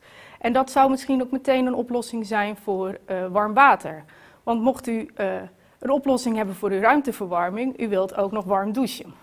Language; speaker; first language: Dutch; native; Dutch